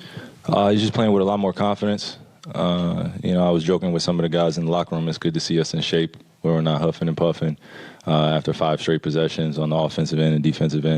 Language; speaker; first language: English; native; English